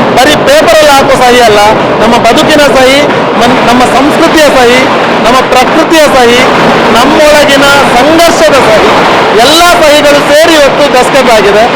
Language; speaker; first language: Kannada; non-native, local second language; Tulu